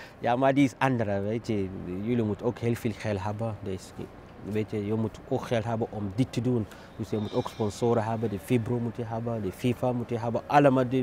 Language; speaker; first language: Dutch; non-native, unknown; Hausa